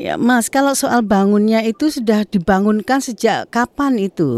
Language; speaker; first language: Indonesian; native; Indonesian